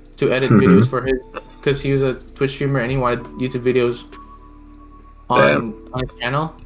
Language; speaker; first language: English; non-native, fluent; Filipino